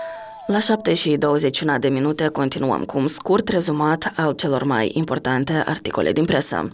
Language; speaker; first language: Romanian; native; Romanian